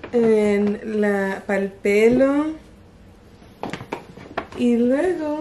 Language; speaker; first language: Spanish; early bilingual, heritage; Spanish